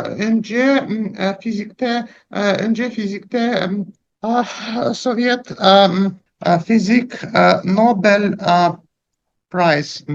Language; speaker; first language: Turkish; non-native, learner; Russian